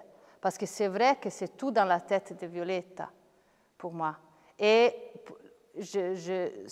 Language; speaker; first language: French; non-native, fluent; Italian